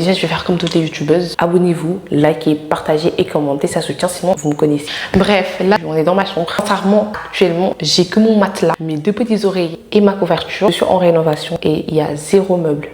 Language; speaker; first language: French; non-native, local second language; Wolof